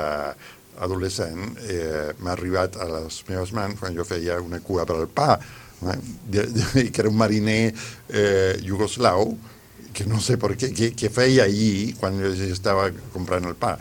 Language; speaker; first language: Catalan; non-native, fluent; Spanish